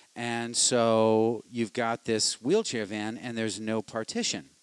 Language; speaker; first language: English; native; English